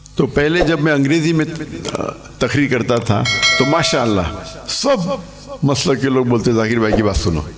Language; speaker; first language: Urdu; non-native, local second language; English